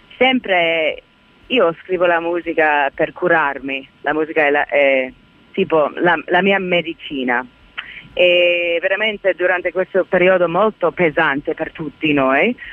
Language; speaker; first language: Italian; early bilingual, heritage; Italian